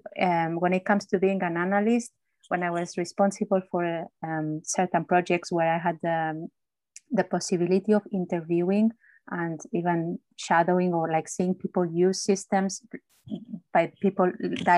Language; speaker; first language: English; non-native, fluent; Spanish